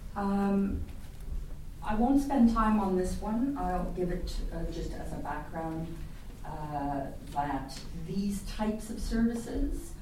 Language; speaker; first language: English; native; English